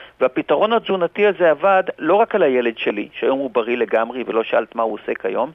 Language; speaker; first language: Hebrew; native; Hebrew